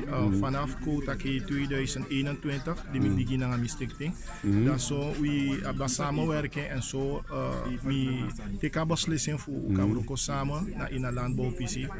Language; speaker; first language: Dutch; non-native, learner; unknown